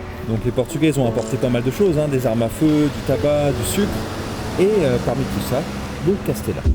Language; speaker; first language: French; native; French